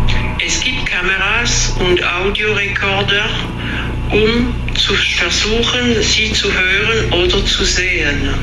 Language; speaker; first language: German; non-native, learner; French